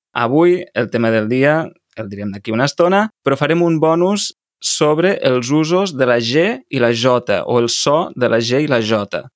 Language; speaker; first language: Catalan; native; Catalan